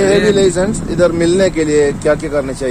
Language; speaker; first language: Hindi; non-native, local second language; Malayalam